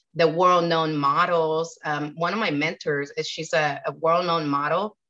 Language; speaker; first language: English; non-native, fluent; Spanish